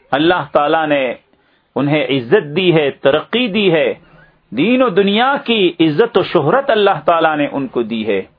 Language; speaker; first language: Urdu; native; Urdu